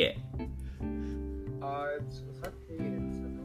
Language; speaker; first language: Japanese; non-native, learner; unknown